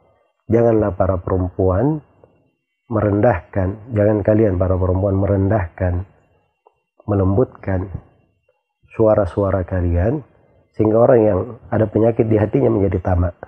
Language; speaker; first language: Indonesian; native; Indonesian